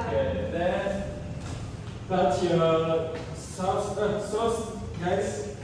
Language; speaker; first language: English; non-native, learner; Indonesian